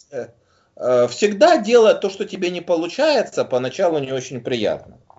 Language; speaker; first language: Russian; native; Russian